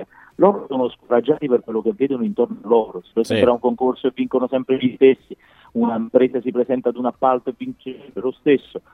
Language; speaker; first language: Italian; native; Italian